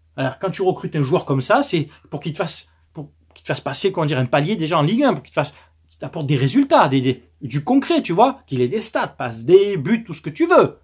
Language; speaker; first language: French; native; French